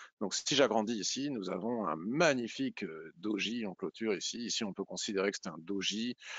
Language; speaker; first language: French; native; French